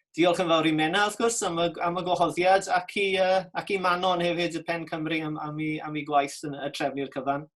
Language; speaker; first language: Welsh; native; Welsh